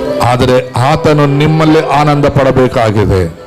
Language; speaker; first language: Kannada; non-native, local second language; Telugu